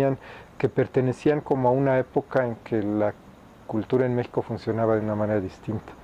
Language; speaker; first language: Spanish; native; Spanish